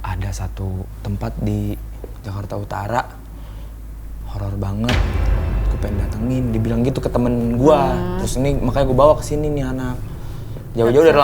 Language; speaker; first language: Indonesian; native; Indonesian